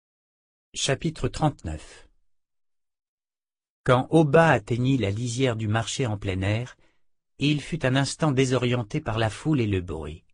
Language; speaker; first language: French; native; French